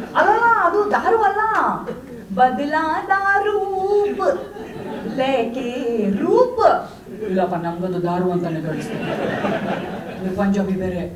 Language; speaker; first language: Kannada; non-native, local second language; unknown